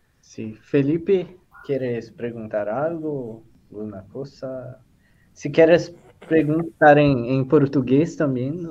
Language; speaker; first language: Spanish; non-native, fluent; Portuguese